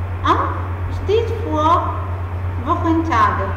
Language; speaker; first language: German; non-native, fluent; Arabic